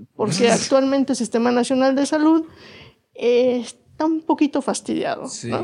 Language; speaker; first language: Spanish; native; Spanish